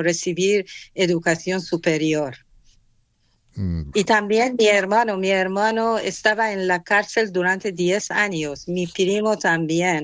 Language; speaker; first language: Spanish; non-native, fluent; Persian